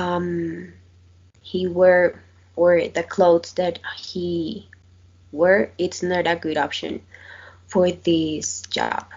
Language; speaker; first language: English; non-native, learner; Spanish